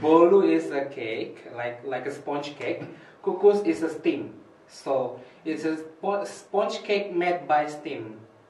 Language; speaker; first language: English; non-native, fluent; Indonesian